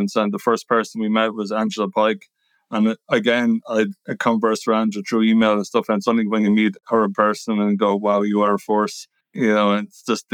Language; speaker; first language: English; native; English